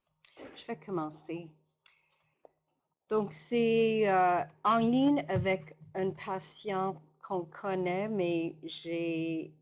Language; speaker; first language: French; non-native, local second language; English